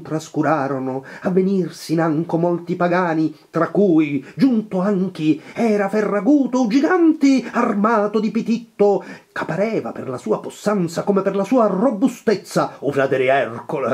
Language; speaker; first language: Italian; native; Italian